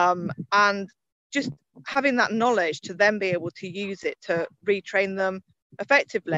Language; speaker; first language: English; native; English